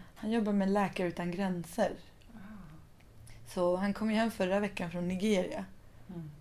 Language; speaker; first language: Swedish; early bilingual, other home language; Persian